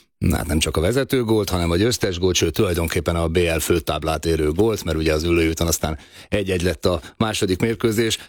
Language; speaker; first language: Hungarian; native; Hungarian